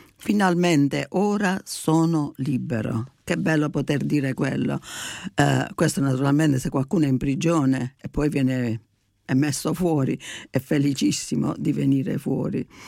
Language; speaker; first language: Italian; early bilingual, heritage; Italian